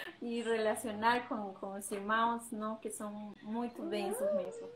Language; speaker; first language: Portuguese; non-native, learner; Spanish